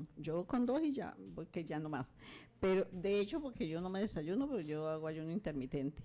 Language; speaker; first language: Spanish; native; Spanish